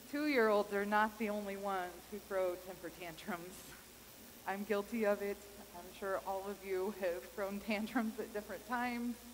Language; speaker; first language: English; native; English